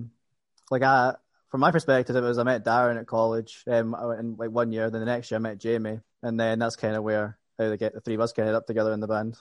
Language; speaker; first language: English; native; English